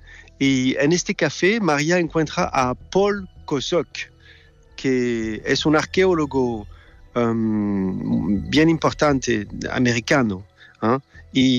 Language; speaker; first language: Spanish; non-native, fluent; French